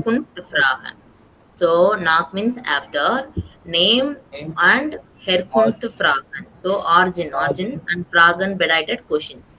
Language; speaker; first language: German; non-native, fluent; Tamil